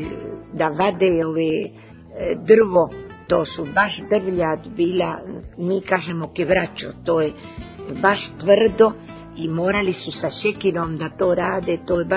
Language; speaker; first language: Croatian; early bilingual, heritage; Serbian